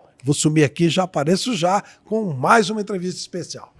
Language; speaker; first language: Portuguese; native; Portuguese